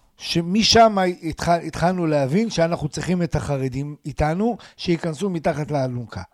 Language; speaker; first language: Hebrew; native; Hebrew